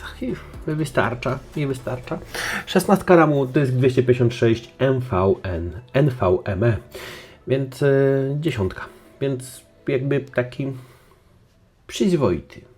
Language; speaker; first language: Polish; native; Polish